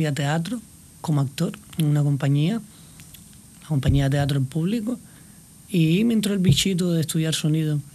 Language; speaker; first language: Spanish; native; Spanish